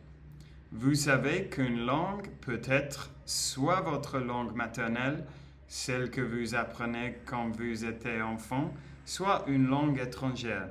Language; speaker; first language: French; non-native, learner; Spanish